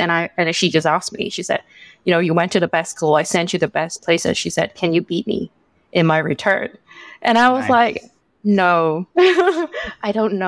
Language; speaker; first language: English; non-native, local second language; Cantonese